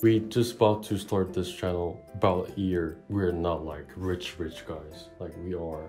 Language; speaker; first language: English; non-native, fluent; Korean